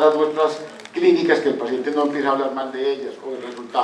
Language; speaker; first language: Spanish; native; Spanish